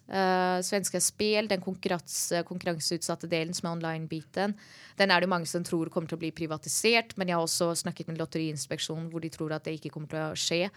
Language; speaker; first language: Norwegian; early bilingual, other home language; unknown